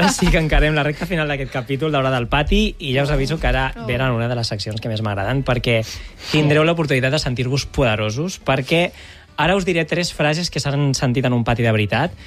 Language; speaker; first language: Catalan; native; Catalan